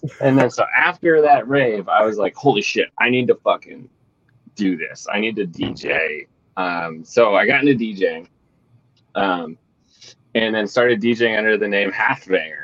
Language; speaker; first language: English; native; English